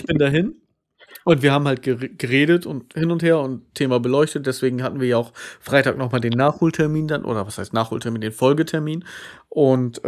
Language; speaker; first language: German; native; German